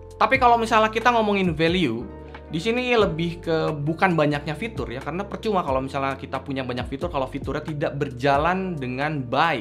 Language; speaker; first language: Indonesian; native; Indonesian